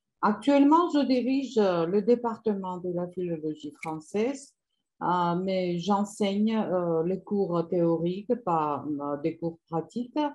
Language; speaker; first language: French; non-native, fluent; Georgian